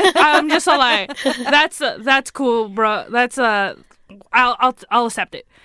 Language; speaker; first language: English; native; English